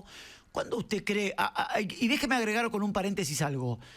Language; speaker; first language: Spanish; native; Spanish